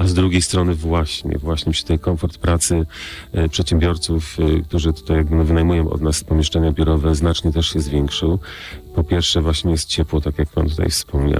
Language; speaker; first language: Polish; native; Polish